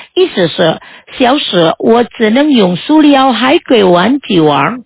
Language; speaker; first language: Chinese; non-native, fluent; Indonesian